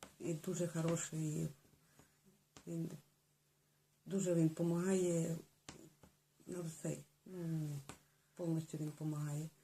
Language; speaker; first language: Ukrainian; native; Ukrainian